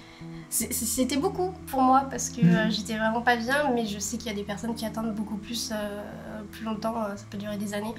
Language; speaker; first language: French; native; French